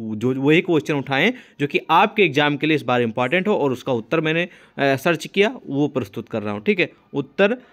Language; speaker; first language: Hindi; native; Hindi